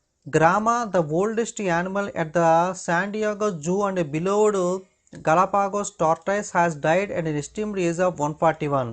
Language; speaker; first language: English; non-native, local second language; Telugu